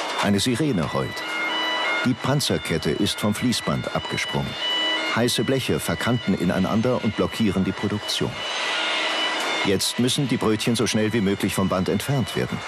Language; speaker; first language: German; native; German